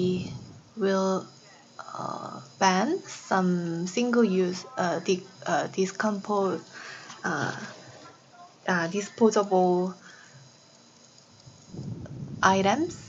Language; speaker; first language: English; non-native, learner; Korean